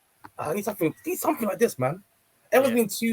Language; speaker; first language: English; native; English